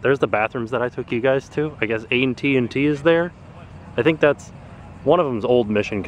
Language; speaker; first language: English; native; English